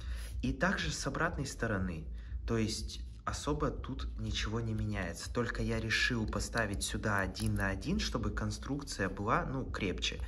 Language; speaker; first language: Russian; native; Russian